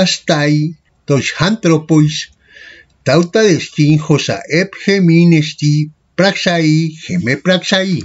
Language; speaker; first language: Greek; non-native, fluent; Spanish